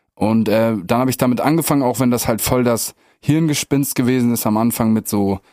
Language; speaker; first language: German; native; German